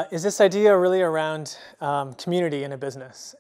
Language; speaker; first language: English; native; English